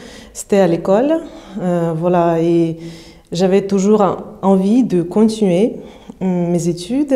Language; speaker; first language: French; non-native, fluent; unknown